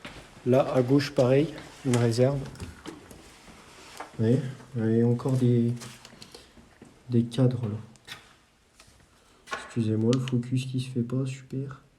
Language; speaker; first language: French; native; French